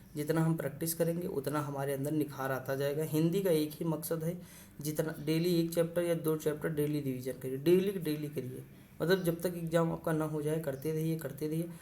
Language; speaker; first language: Hindi; native; Hindi